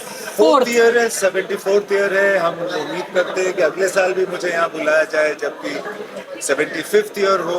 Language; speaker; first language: Hindi; native; Hindi